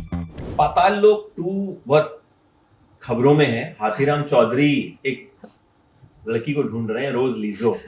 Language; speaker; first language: Hindi; native; Hindi